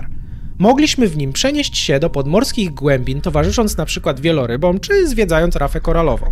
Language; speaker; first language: Polish; native; Polish